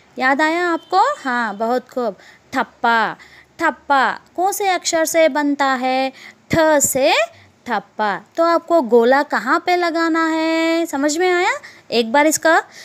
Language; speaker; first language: Hindi; non-native, local second language; Telugu